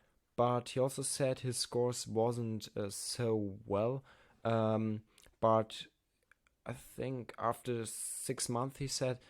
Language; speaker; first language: English; non-native, learner; German